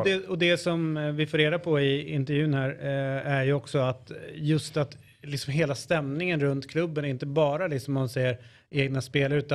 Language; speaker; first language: Swedish; native; Swedish